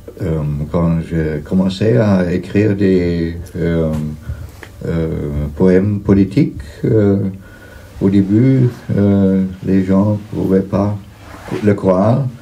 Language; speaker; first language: French; non-native, fluent; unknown